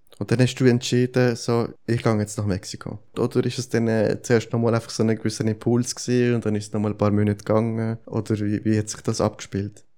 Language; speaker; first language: German; native; German